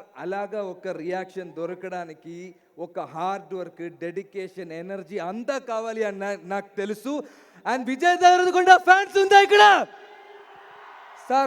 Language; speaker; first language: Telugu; non-native, learner; Malayalam